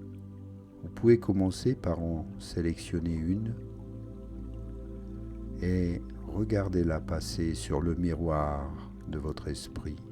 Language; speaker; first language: French; native; French